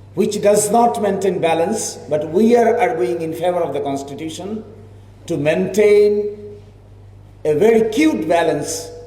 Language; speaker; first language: English; non-native, local second language; Bangla